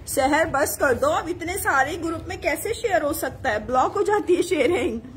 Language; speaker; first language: Urdu; native; Urdu